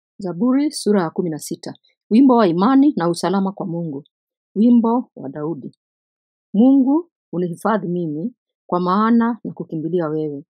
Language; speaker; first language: Swahili; non-native, local second language; Kikuyu